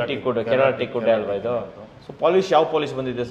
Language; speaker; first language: Kannada; native; Kannada